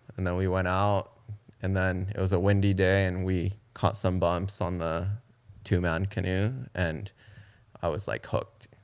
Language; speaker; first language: English; early bilingual, other home language; Japanese